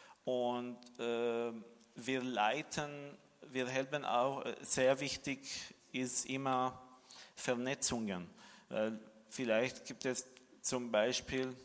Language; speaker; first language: German; non-native, fluent; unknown